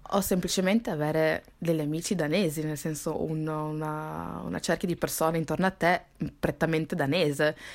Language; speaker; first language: Italian; early bilingual, other home language; Somali